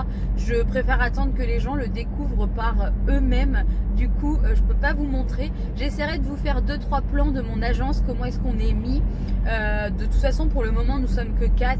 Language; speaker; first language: French; native; French